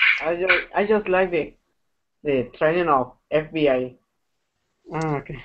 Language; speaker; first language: English; non-native, learner; Spanish